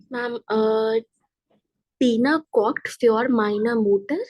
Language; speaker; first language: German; non-native, learner; Hindi